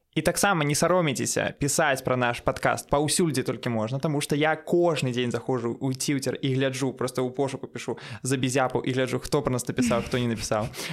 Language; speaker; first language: Belarusian; non-native, local second language; Russian